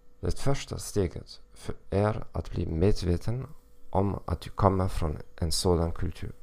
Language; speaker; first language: Swedish; non-native, learner; German